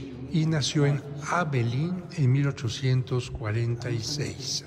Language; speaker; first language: Spanish; native; Spanish